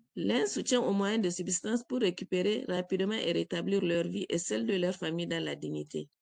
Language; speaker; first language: French; native; French